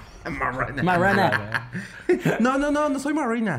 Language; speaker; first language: Spanish; native; Spanish